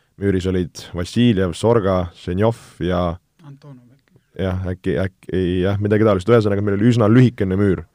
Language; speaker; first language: Estonian; native; Estonian